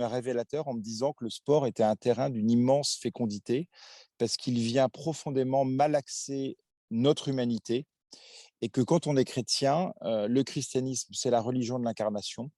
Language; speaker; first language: French; native; French